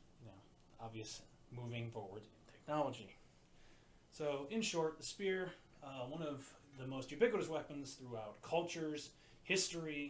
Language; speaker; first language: English; native; English